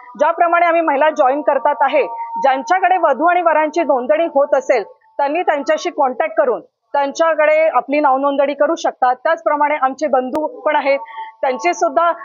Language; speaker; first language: Marathi; non-native, local second language; Telugu